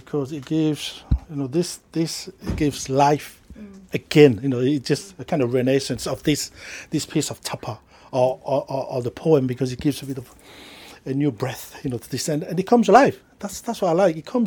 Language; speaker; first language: English; non-native, fluent; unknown